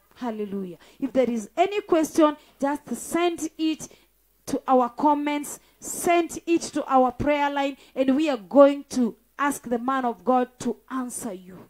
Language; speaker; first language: English; non-native, local second language; Swahili